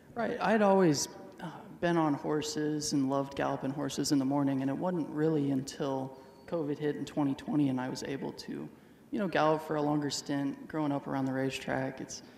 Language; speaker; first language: English; native; English